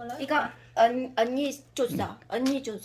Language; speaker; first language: Korean; non-native, learner; Vietnamese